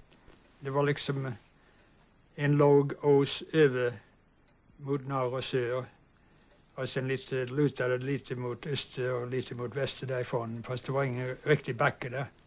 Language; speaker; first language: Swedish; early bilingual, heritage; English